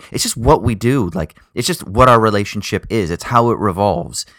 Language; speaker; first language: English; native; English